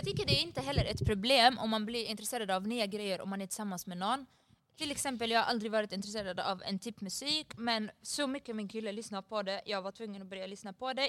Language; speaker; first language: Swedish; early bilingual, other home language; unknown